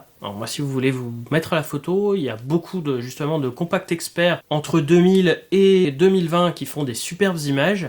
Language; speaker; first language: French; native; French